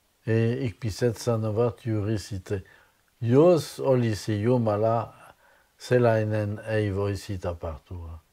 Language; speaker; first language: Finnish; non-native, fluent; French